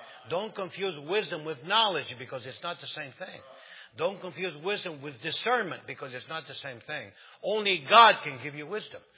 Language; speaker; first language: English; non-native, fluent; Spanish